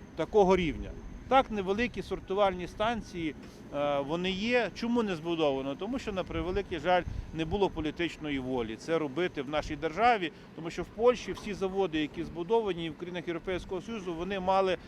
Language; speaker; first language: Ukrainian; native; Ukrainian